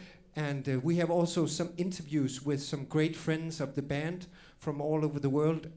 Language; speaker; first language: English; non-native, fluent; Danish